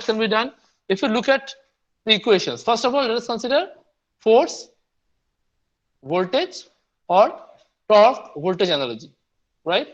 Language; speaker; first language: English; non-native, local second language; Bangla